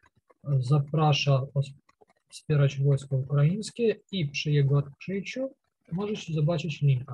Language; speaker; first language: Polish; non-native, learner; Ukrainian